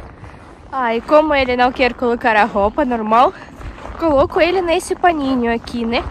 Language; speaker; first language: Portuguese; non-native, fluent; Russian